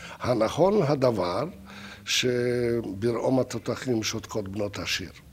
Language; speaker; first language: Hebrew; non-native, fluent; Russian